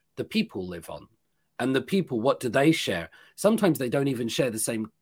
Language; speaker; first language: English; native; English